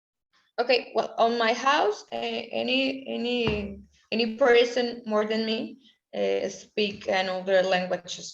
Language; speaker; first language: English; non-native, learner; Spanish